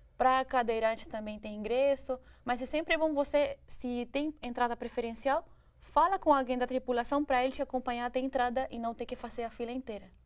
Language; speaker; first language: Portuguese; non-native, fluent; Spanish